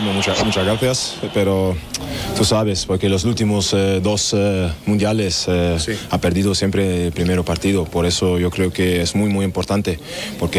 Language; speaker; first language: Spanish; non-native, learner; German